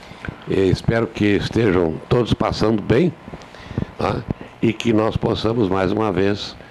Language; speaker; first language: Portuguese; native; Portuguese